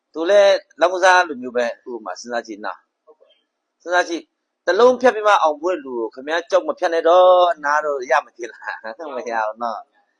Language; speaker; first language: Burmese; non-native, local second language; Kachin